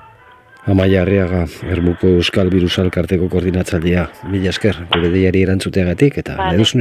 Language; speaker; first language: Basque; native; Basque